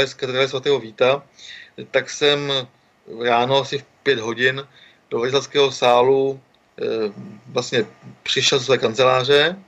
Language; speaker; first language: Czech; native; Czech